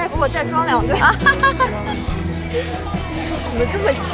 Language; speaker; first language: Chinese; native; Chinese